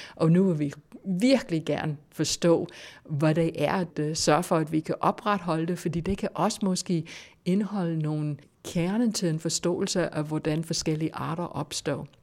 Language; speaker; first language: Danish; non-native, fluent; English